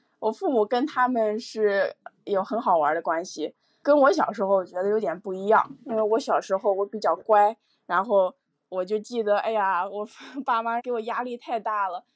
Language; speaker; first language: Chinese; early bilingual, heritage; Chinese